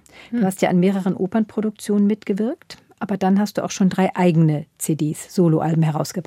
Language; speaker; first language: German; native; German